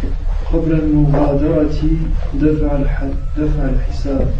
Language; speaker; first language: Arabic; non-native, learner; French